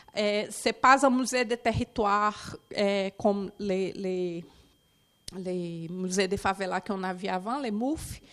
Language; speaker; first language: French; non-native, fluent; Portuguese